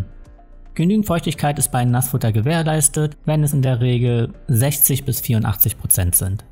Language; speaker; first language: German; native; German